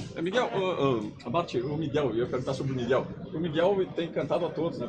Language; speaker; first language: Portuguese; native; Portuguese